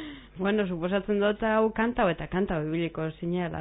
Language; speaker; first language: Basque; native; Basque